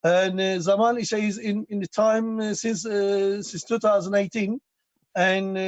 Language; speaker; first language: English; non-native, learner; Turkish